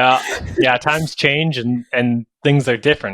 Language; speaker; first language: English; native; English